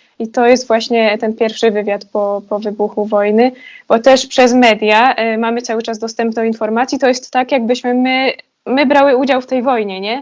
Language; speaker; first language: Polish; native; Polish